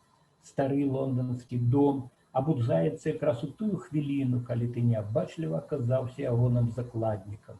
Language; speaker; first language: Belarusian; native; Belarusian